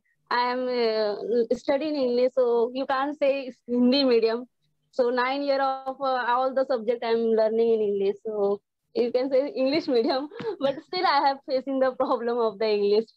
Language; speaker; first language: English; non-native, learner; Hindi